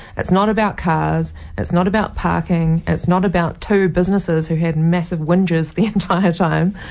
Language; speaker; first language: English; native; English